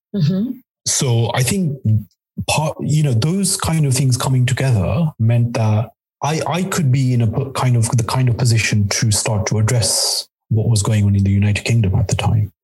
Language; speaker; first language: English; non-native, local second language; Gujarati